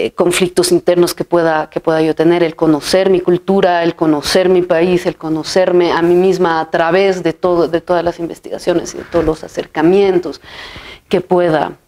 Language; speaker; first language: Spanish; native; Spanish